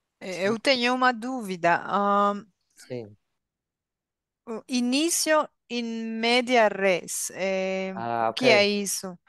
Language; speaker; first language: Portuguese; non-native, learner; Spanish